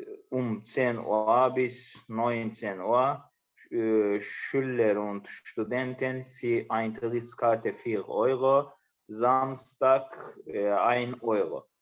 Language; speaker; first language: German; non-native, learner; Azerbaijani